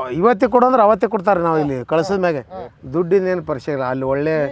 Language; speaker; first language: Kannada; native; Kannada